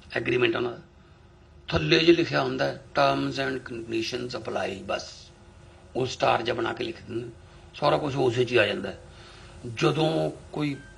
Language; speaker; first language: Punjabi; native; Punjabi